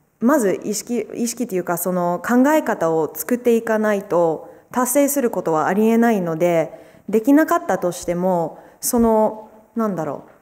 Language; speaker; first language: Japanese; non-native, fluent; English